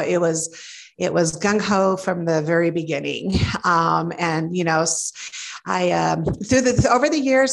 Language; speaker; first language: English; native; English